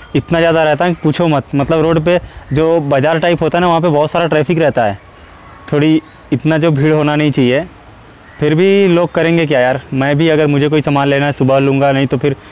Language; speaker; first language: Hindi; native; Hindi